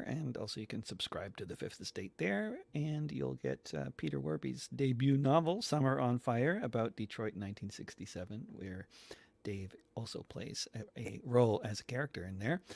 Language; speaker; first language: English; native; English